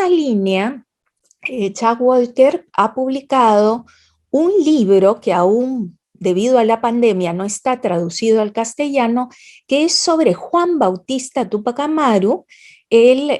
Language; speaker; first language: Spanish; native; Spanish